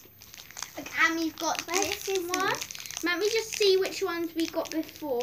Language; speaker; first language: English; native; English